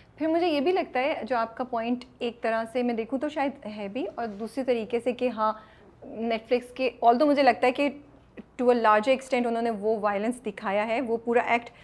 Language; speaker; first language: Urdu; native; Urdu